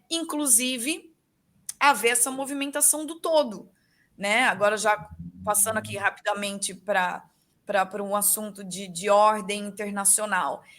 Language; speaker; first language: Portuguese; native; Portuguese